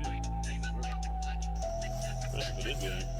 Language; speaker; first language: English; native; English